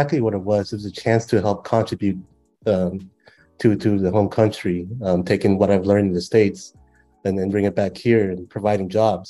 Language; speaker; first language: English; native; English